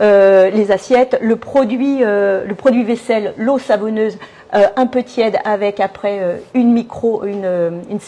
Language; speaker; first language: French; native; French